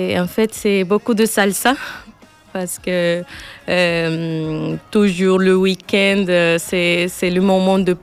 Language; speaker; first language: French; non-native, learner; Spanish